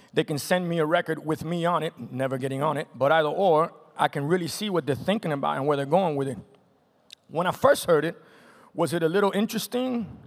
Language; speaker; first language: English; native; English